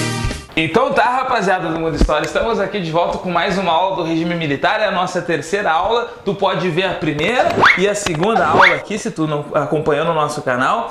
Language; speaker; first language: Portuguese; native; Portuguese